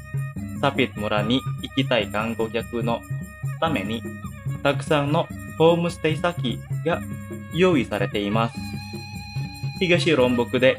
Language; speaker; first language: Japanese; non-native, fluent; Indonesian